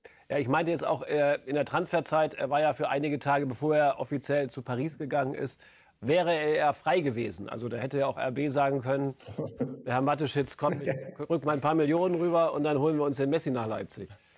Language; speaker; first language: German; native; German